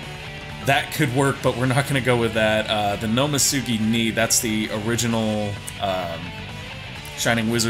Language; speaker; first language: English; native; English